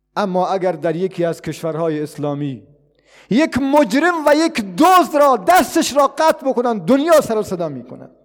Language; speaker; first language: Persian; non-native, local second language; Baluchi